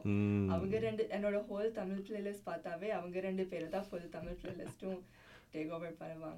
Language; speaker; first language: Tamil; early bilingual, heritage; Tamil